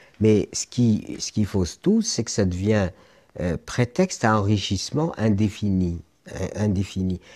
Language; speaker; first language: French; non-native, local second language; Arabic